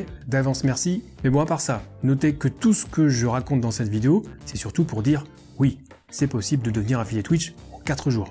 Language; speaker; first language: French; native; French